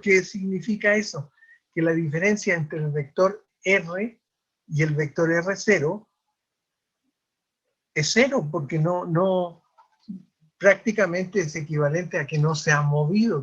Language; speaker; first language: Spanish; native; Spanish